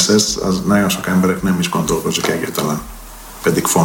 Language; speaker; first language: Hungarian; non-native, learner; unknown